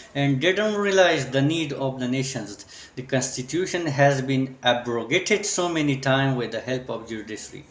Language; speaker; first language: English; non-native, local second language; Urdu